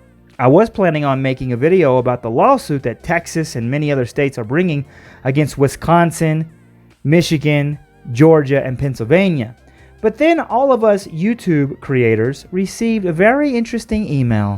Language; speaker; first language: English; native; English